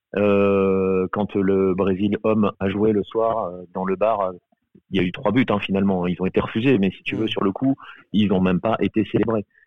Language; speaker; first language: French; native; French